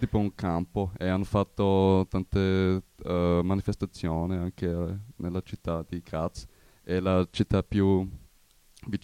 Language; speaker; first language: Italian; non-native, learner; German